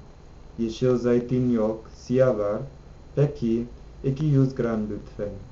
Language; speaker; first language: Turkish; non-native, learner; English